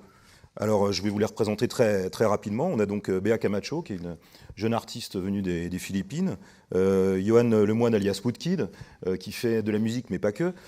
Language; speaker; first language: French; native; French